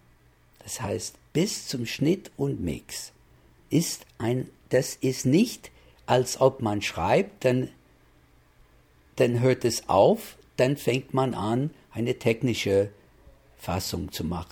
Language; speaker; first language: German; non-native, fluent; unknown